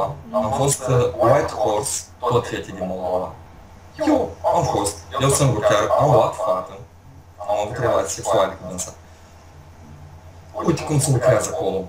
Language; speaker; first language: Romanian; non-native, local second language; Russian